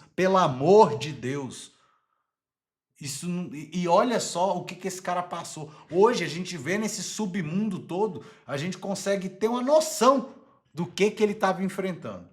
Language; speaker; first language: Portuguese; native; Portuguese